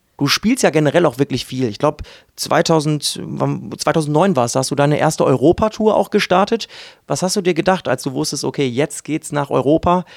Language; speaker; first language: German; native; German